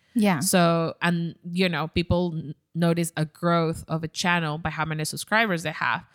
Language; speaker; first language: English; non-native, fluent; Spanish